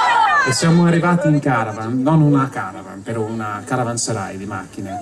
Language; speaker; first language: Italian; non-native, fluent; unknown